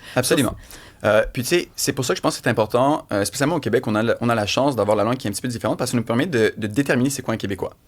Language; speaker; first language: French; native; French